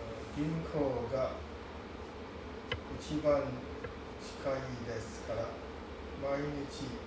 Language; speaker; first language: Japanese; non-native, learner; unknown